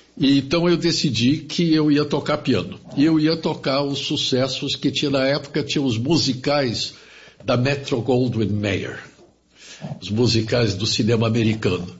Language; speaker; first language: Portuguese; early bilingual, other home language; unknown